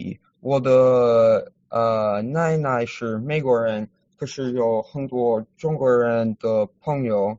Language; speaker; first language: Chinese; non-native, learner; English